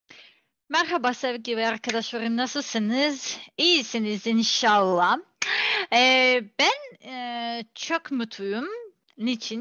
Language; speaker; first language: Turkish; non-native, learner; Serbian